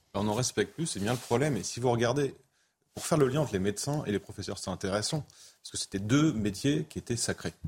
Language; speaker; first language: French; native; French